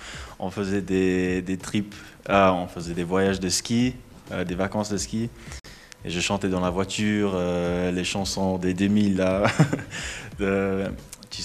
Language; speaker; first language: French; non-native, local second language; English